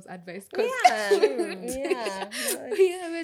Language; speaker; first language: English; non-native, local second language; Swahili